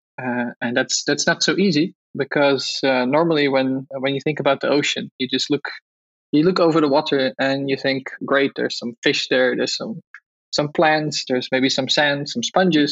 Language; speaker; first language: English; non-native, fluent; Dutch